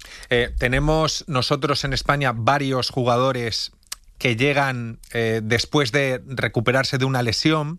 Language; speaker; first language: Spanish; native; Spanish